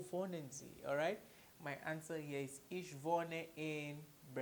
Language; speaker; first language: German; non-native, fluent; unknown